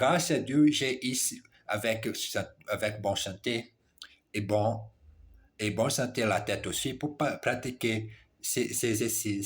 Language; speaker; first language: French; non-native, learner; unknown